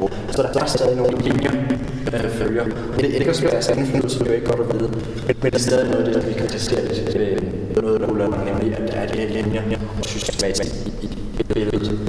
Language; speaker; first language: Danish; native; Danish